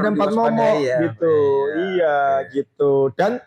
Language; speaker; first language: Indonesian; native; Indonesian